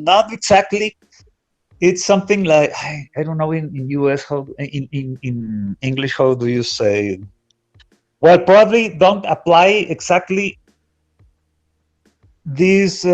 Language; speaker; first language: English; non-native, fluent; Spanish